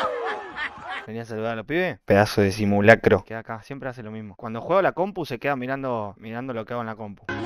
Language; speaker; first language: Spanish; native; Spanish